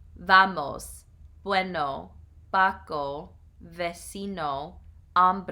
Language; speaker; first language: Spanish; non-native, learner; English